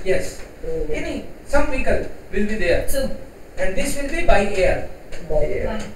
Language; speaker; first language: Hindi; non-native, local second language; Gujarati